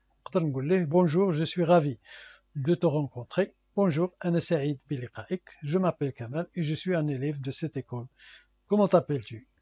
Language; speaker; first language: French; non-native, local second language; Arabic